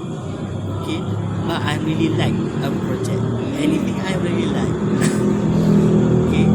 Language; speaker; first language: English; non-native, learner; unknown